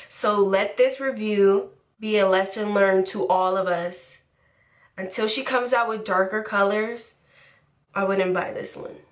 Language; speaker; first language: English; native; English